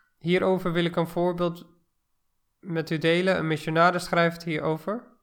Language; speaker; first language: Dutch; non-native, fluent; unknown